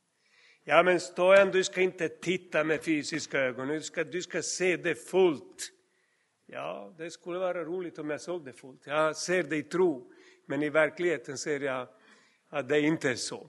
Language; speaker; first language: Swedish; non-native, fluent; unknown